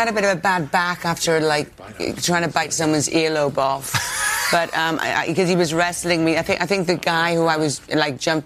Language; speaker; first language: English; native; English